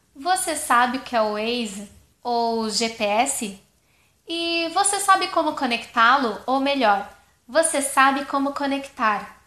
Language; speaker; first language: Portuguese; non-native, fluent; German